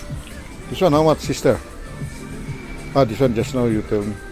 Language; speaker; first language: English; non-native, learner; Filipino